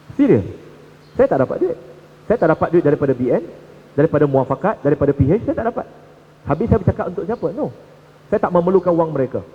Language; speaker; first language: Malay; non-native, local second language; Chinese